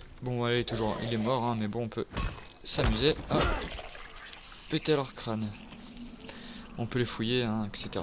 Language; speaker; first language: French; native; French